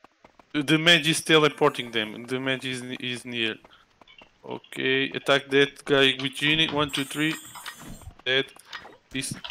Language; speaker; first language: English; non-native, learner; Turkish